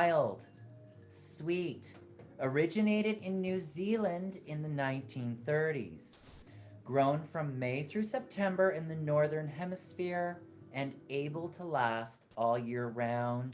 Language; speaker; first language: English; native; English